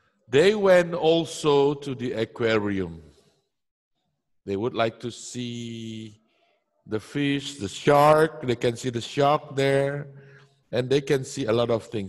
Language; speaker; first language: English; non-native, fluent; Indonesian